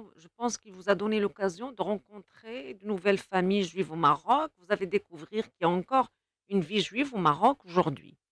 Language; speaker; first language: French; non-native, local second language; Arabic